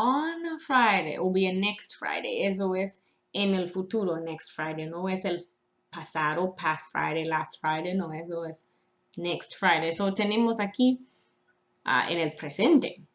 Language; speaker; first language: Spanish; non-native, fluent; English